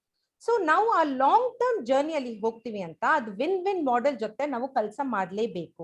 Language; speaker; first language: Kannada; non-native, fluent; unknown